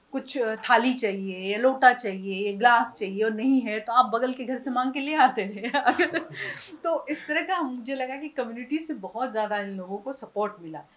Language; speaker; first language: Hindi; native; Hindi